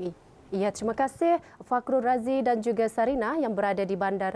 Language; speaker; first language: Malay; native; Malay